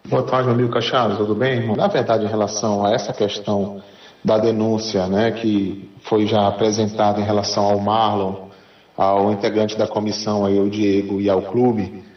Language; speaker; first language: Portuguese; native; Portuguese